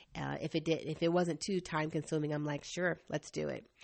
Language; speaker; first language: English; native; English